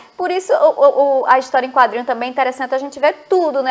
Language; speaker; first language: Portuguese; native; Portuguese